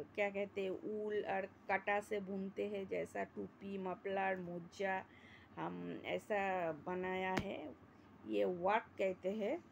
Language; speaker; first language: Hindi; non-native, local second language; Bangla